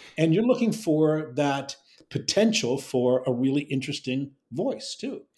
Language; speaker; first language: English; native; English